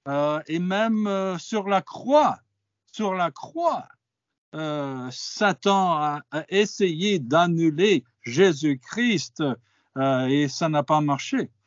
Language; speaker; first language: French; non-native, fluent; English